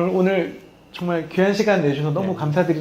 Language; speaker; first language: Korean; native; Korean